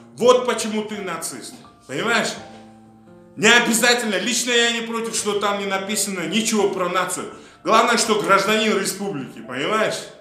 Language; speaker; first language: Russian; non-native, local second language; Uzbek